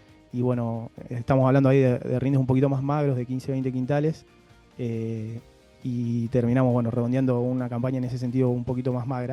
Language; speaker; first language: Spanish; native; Spanish